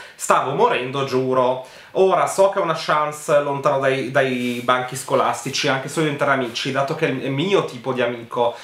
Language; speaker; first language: Italian; native; Italian